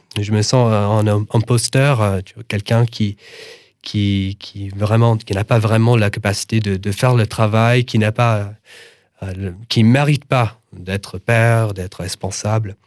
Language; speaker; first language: French; non-native, fluent; English